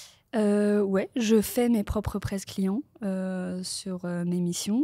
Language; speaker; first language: French; native; French